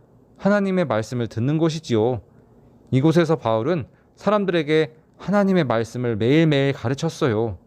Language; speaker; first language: Korean; native; Korean